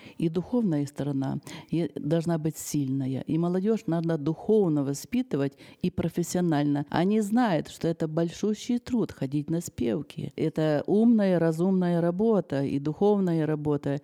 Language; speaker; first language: Russian; non-native, local second language; Ukrainian